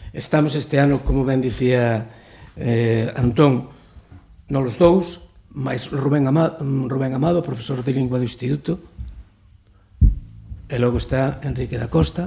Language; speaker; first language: Galician; native; Galician